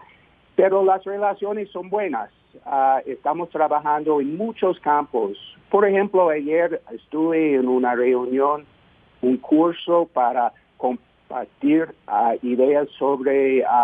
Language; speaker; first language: Spanish; non-native, fluent; English